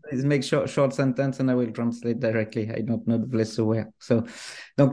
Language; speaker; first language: English; non-native, fluent; French